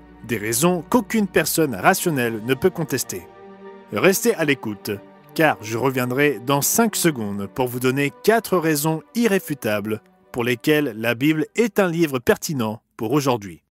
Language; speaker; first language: French; native; French